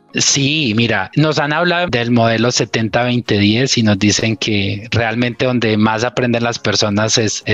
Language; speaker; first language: Spanish; native; Spanish